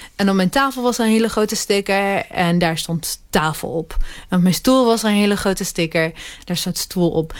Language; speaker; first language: Dutch; early bilingual, other home language; Hebrew